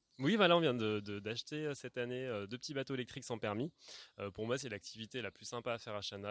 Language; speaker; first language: French; native; French